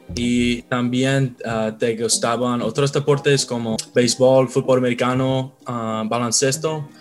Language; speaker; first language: Spanish; non-native, learner; English